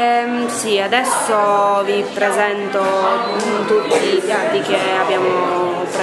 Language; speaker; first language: Italian; non-native, learner; Armenian